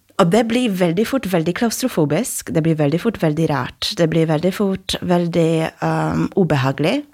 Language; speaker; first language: Norwegian; non-native, fluent; Polish